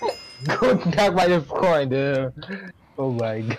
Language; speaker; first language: German; native; German